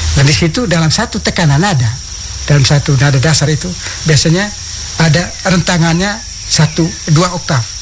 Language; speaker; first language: Indonesian; non-native, local second language; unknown